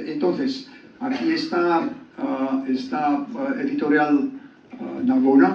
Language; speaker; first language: Spanish; non-native, learner; Georgian